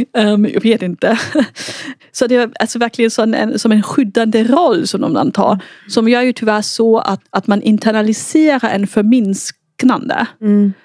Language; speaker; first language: Swedish; non-native, fluent; German